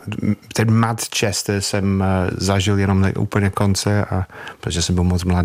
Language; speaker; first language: Czech; non-native, fluent; English